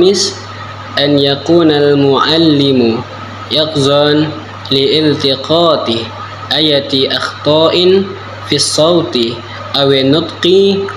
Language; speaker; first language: Arabic; non-native, learner; Indonesian